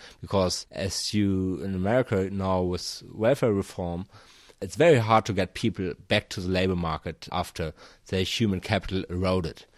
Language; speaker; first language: English; non-native, fluent; German